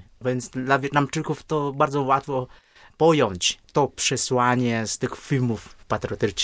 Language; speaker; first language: Polish; non-native, fluent; Vietnamese